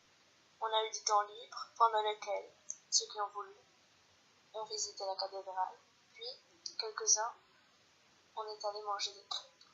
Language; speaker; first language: French; non-native, learner; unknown